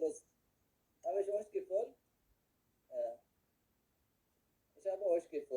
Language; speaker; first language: German; non-native, learner; Tigrinya